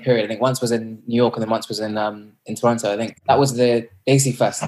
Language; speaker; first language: English; native; English